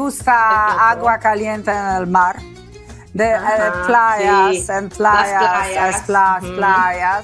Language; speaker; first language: Spanish; non-native, learner; Polish